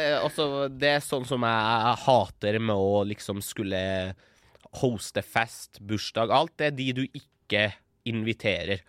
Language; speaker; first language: Norwegian; early bilingual, other home language; Persian